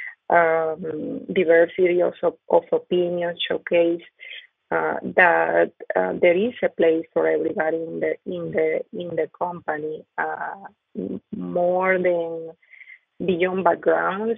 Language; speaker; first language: English; non-native, fluent; Spanish